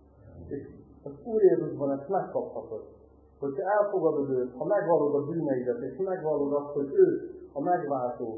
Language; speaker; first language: Hungarian; native; Hungarian